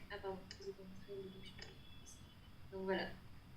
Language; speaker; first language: French; non-native, fluent; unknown